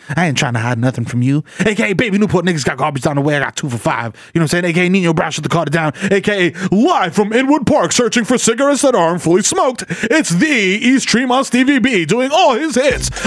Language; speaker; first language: English; early bilingual, other home language; Spanish